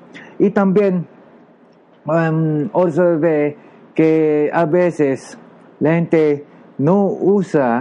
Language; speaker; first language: Spanish; non-native, learner; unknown